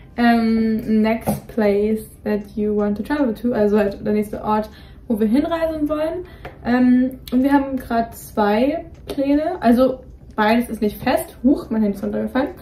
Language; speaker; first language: German; native; German